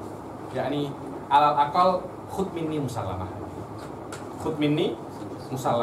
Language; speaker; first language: Arabic; non-native, fluent; Malay